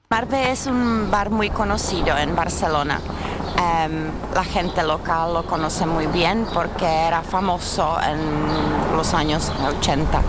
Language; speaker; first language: Spanish; non-native, learner; Czech